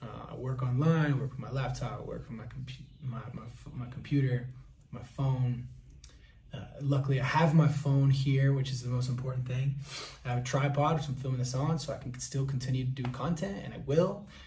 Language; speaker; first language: English; native; English